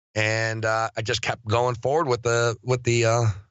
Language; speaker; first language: English; native; English